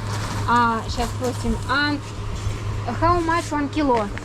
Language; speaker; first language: Russian; native; Russian